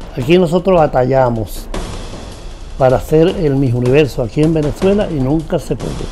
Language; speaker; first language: Spanish; native; Spanish